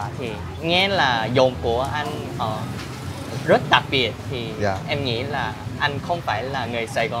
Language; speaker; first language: Vietnamese; early bilingual, other home language; Korean